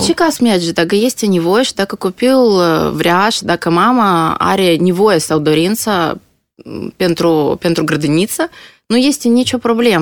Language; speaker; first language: Romanian; non-native, local second language; Russian